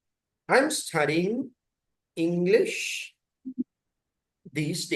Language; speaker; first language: English; non-native, fluent; Tamil